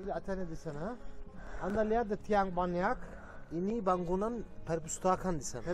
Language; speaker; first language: Indonesian; non-native, learner; Turkish